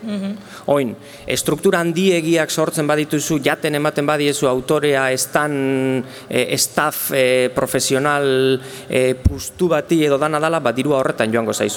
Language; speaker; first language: Basque; native; Basque